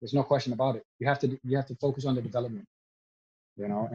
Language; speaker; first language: English; native; English